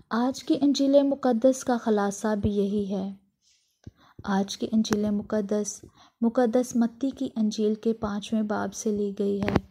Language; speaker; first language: Urdu; non-native, local second language; Punjabi